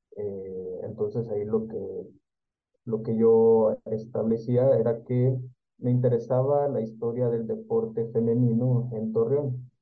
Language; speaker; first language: Spanish; native; Spanish